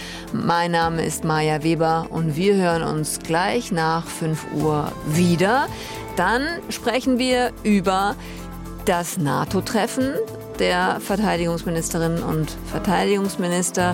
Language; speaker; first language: German; native; German